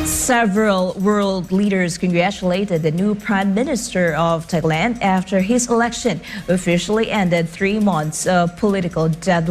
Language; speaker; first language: English; non-native, local second language; Filipino